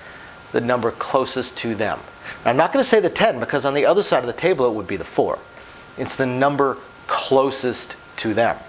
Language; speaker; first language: English; native; English